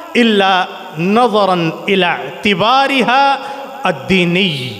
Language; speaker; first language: Arabic; non-native, fluent; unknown